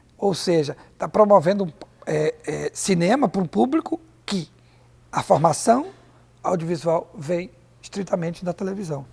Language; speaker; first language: Portuguese; native; Portuguese